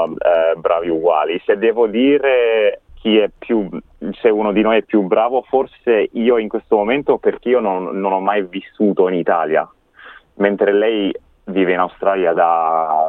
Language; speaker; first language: Italian; non-native, fluent; English